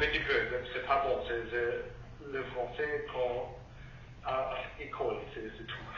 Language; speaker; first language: French; non-native, learner; German